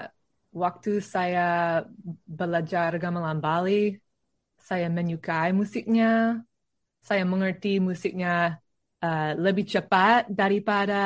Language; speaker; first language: Indonesian; non-native, learner; English